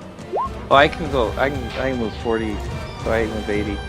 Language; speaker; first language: English; native; English